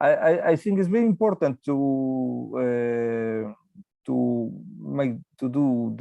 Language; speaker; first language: English; non-native, learner; Spanish